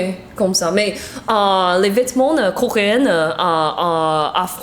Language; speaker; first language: French; non-native, learner; Chinese